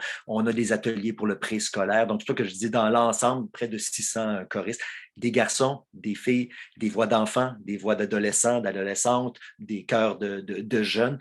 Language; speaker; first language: French; native; French